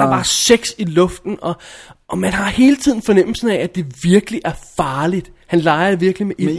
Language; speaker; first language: Danish; native; Danish